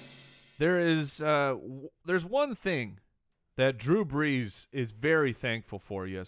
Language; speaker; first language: English; native; English